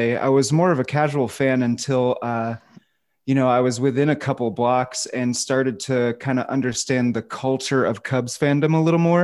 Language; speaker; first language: English; native; English